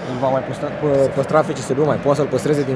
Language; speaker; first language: Romanian; native; Romanian